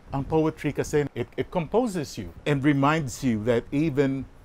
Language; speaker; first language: English; non-native, local second language; Filipino